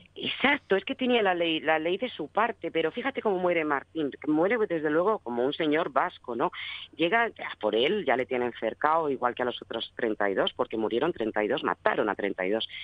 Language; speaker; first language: Spanish; native; Spanish